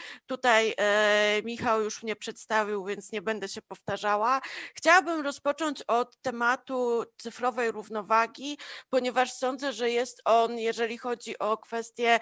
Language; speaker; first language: Polish; native; Polish